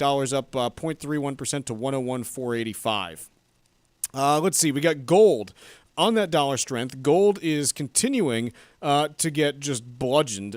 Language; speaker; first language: English; native; English